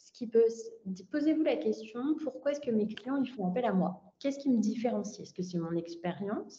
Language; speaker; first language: French; native; French